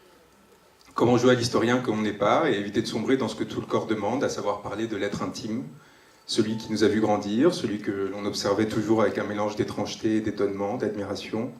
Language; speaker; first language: French; native; French